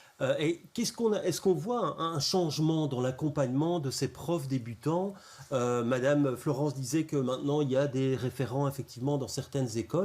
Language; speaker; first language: French; native; French